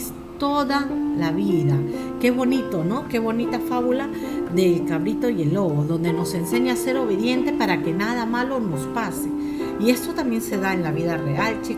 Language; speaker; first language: Spanish; native; Spanish